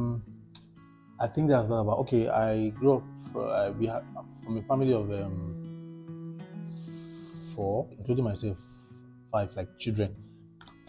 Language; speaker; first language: English; non-native, local second language; Yoruba